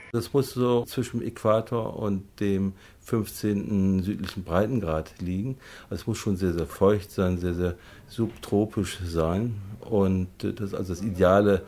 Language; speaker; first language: German; native; German